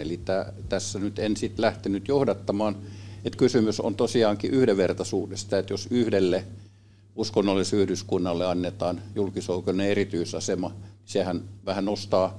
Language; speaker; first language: Finnish; native; Finnish